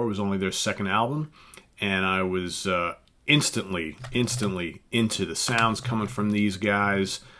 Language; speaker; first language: English; native; English